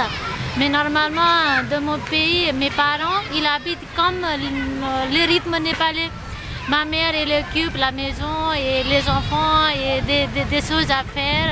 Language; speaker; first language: French; non-native, learner; Nepali